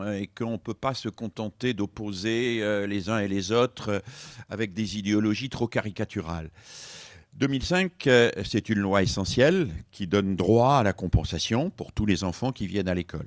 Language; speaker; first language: French; native; French